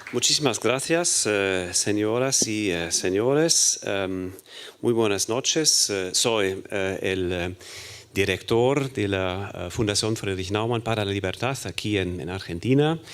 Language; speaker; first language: Spanish; non-native, fluent; German